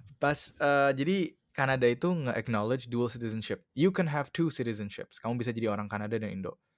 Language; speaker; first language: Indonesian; early bilingual, other home language; English